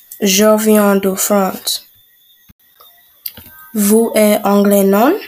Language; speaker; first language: French; non-native, learner; English